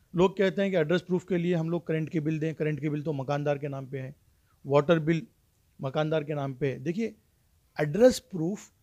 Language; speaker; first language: Hindi; non-native, local second language; Urdu